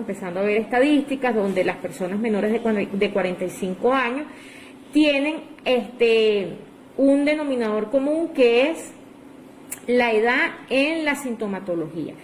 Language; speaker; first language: Spanish; native; Spanish